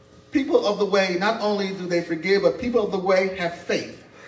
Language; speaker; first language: English; native; English